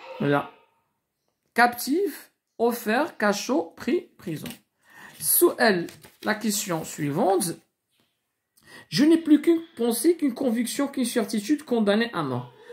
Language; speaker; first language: French; non-native, local second language; Arabic